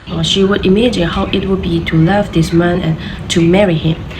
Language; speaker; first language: English; non-native, learner; Burmese